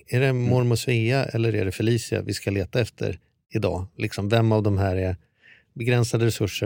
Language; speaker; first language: Swedish; native; Swedish